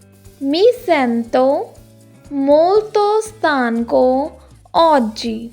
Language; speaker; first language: Italian; non-native, learner; Hindi